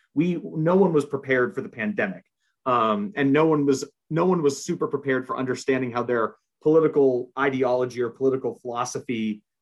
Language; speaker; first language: English; native; English